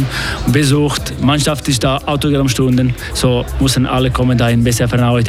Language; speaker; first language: German; non-native, local second language; French